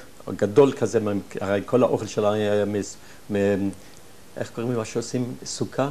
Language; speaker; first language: Hebrew; non-native, fluent; German